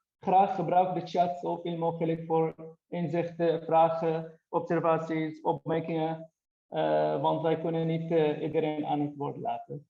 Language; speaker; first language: Dutch; non-native, fluent; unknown